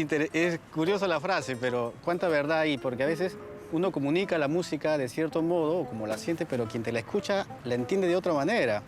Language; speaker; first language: Spanish; native; Spanish